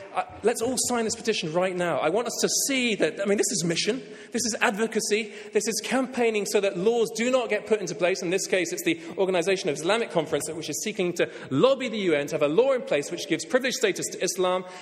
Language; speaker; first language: English; native; English